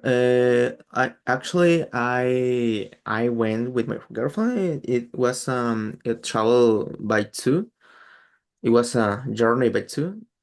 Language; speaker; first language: English; non-native, learner; Spanish